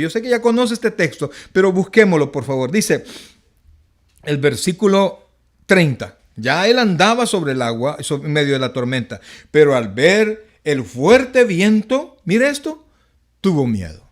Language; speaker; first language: Spanish; native; Spanish